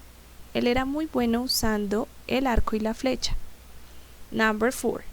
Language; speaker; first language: Spanish; native; Spanish